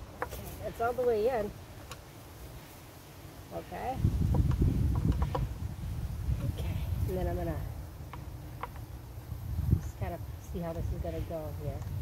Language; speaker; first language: English; native; English